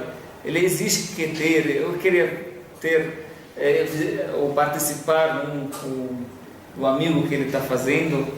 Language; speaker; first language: Portuguese; non-native, fluent; Arabic